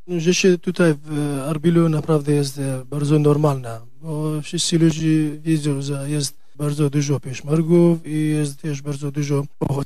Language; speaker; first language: Polish; non-native, learner; Kurdish